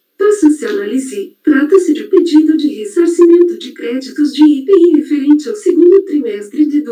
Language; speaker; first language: Portuguese; native; Portuguese